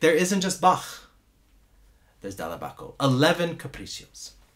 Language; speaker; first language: English; native; English